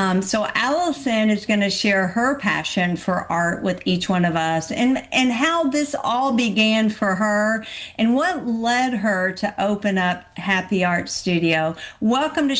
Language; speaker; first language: English; native; English